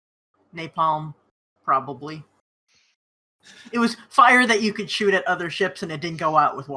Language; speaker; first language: English; native; English